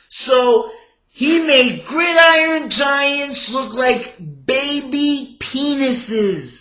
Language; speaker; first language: English; native; English